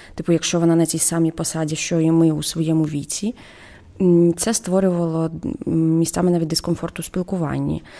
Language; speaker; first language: Ukrainian; native; Ukrainian